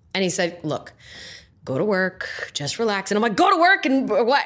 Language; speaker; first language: English; native; English